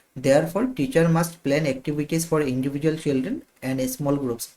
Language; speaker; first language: English; non-native, local second language; Assamese